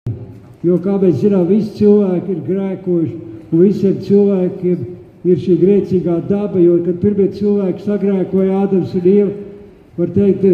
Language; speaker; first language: Latvian; non-native, local second language; Russian